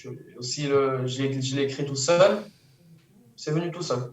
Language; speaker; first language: French; early bilingual, heritage; French